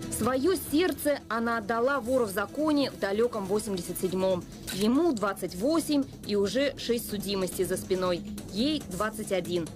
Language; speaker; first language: Russian; native; Russian